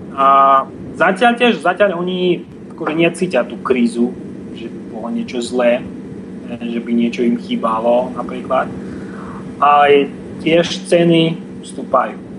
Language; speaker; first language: Slovak; non-native, fluent; Russian